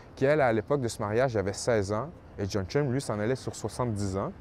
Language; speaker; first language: French; native; French